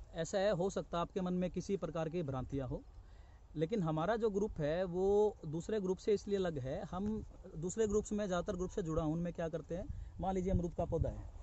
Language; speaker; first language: Hindi; native; Hindi